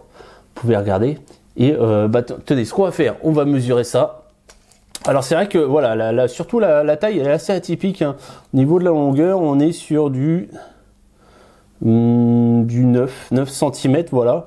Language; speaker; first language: French; native; French